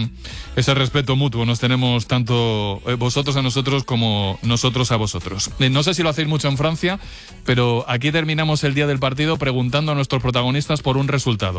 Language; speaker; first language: Spanish; native; Spanish